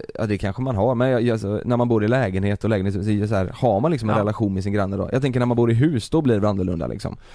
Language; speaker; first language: Swedish; native; Swedish